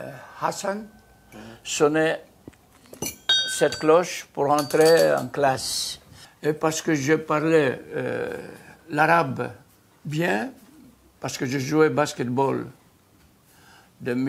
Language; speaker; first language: French; non-native, fluent; Greek